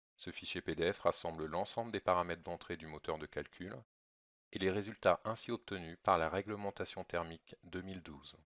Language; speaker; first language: French; native; French